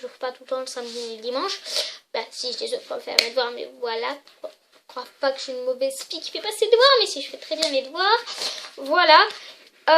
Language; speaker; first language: French; native; French